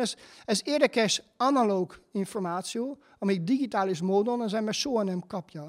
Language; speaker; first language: Hungarian; non-native, fluent; Dutch